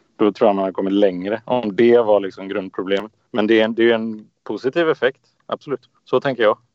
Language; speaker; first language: Swedish; native; Swedish